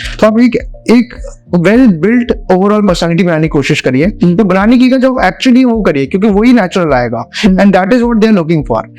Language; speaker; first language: Hindi; native; Hindi